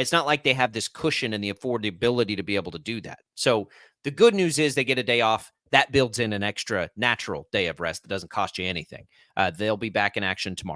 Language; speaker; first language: English; native; English